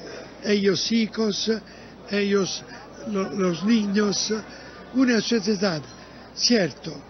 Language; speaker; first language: Spanish; non-native, fluent; Italian